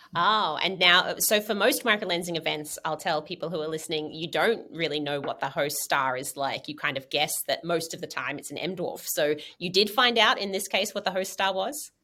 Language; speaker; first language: English; native; English